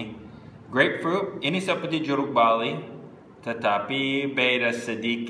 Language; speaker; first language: Indonesian; non-native, fluent; English